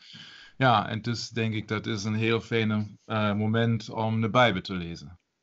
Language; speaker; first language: Dutch; non-native, learner; German